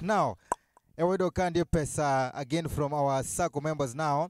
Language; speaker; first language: English; non-native, local second language; Luo (Kenya and Tanzania)